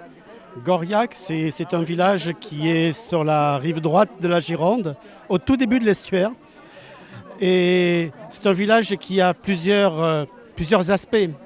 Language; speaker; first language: French; native; French